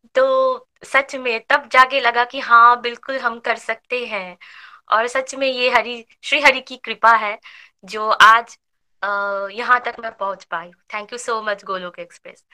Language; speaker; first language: Hindi; non-native, local second language; Bangla